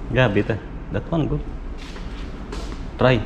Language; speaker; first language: English; non-native, learner; Filipino